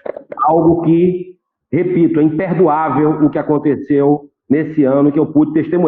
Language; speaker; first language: Portuguese; native; Portuguese